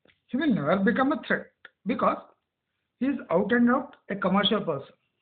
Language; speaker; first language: English; non-native, local second language; Telugu